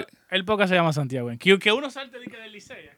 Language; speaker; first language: Spanish; native; Spanish